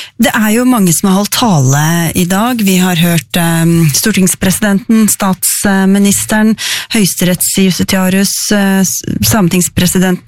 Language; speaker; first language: Norwegian; native; Norwegian